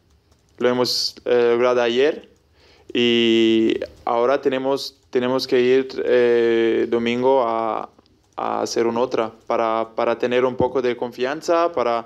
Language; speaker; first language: Spanish; non-native, fluent; German